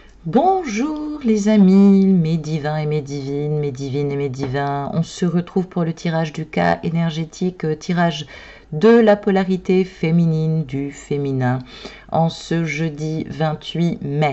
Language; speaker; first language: French; native; French